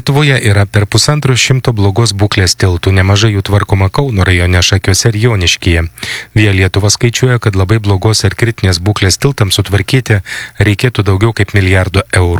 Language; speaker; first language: Lithuanian; native; Lithuanian